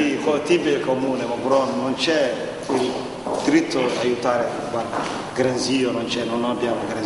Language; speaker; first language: Italian; non-native, learner; Somali